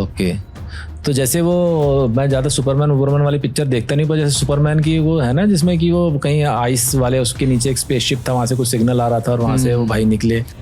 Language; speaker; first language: Hindi; native; Hindi